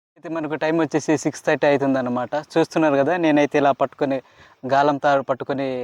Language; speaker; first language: Telugu; non-native, local second language; Koya